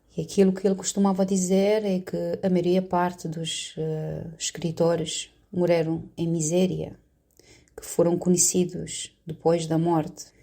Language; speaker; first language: Portuguese; non-native, fluent; Romanian